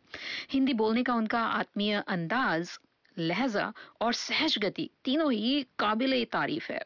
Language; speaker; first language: Hindi; native; Hindi